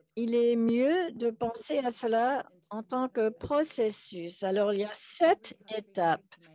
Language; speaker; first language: French; non-native, fluent; English